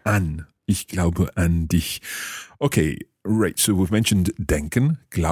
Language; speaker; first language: German; non-native, learner; English